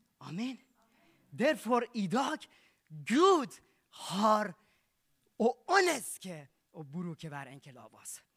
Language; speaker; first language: Norwegian; non-native, learner; Persian